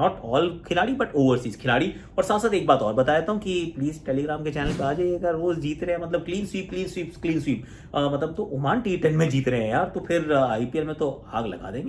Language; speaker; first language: Hindi; native; Hindi